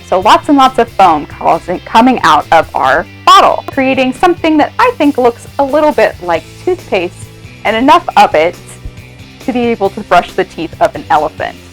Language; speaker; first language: English; native; English